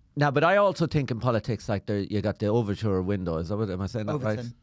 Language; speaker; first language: English; native; English